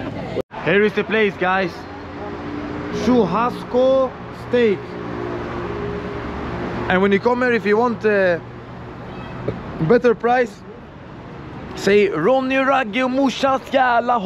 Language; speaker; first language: English; non-native, fluent; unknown